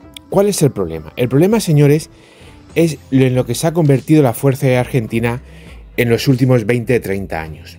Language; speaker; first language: Spanish; native; Spanish